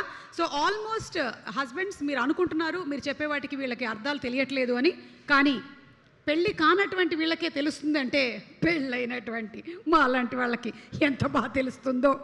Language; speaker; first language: Telugu; native; Telugu